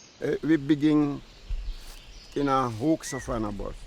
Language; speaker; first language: Dutch; non-native, local second language; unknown